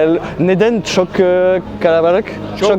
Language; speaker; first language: Turkish; non-native, learner; French